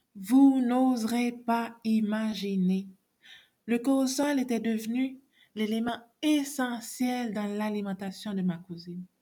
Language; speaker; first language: French; non-native, local second language; Haitian Creole